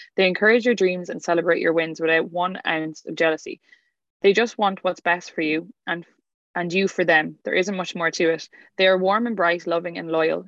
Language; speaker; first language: English; native; English